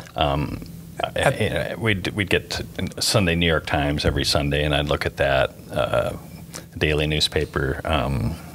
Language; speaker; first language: English; native; English